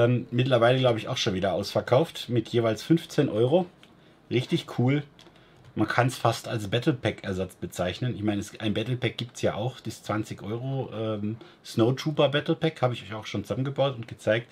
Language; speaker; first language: German; native; German